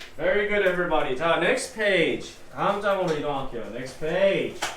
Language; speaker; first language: Korean; native; Korean